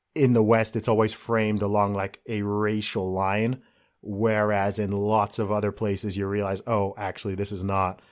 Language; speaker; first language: English; native; English